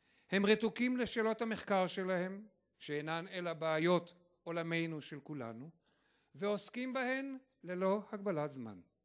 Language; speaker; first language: Hebrew; native; Hebrew